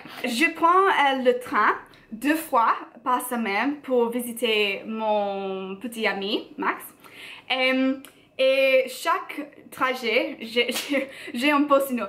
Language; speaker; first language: French; non-native, learner; English